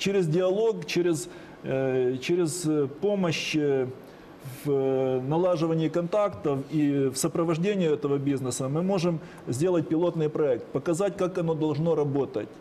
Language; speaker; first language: Russian; native; Russian